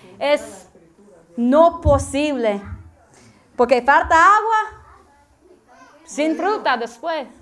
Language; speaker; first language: Spanish; non-native, learner; English